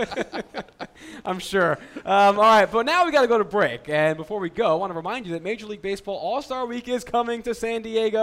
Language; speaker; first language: English; native; English